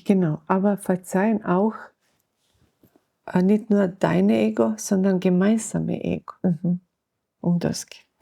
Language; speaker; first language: German; non-native, learner; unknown